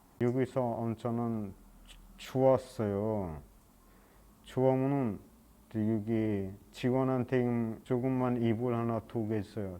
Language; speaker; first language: Korean; non-native, learner; Persian